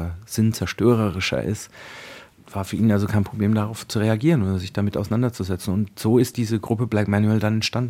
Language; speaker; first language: German; native; German